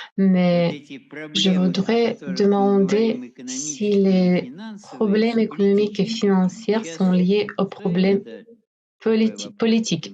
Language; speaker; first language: French; non-native, fluent; Russian